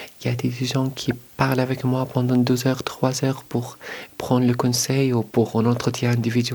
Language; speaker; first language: French; non-native, learner; Arabic